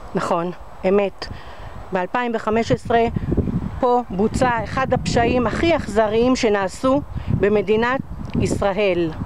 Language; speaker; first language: Hebrew; native; Hebrew